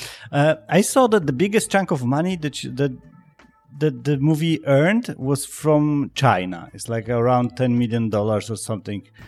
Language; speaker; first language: English; non-native, fluent; Polish